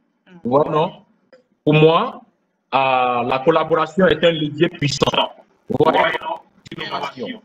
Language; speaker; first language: French; non-native, fluent; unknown